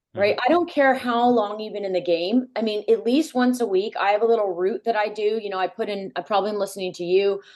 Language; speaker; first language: English; native; English